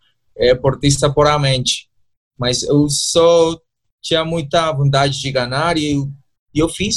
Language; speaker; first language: Portuguese; non-native, learner; Spanish